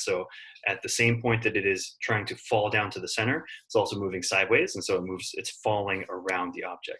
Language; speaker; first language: English; native; English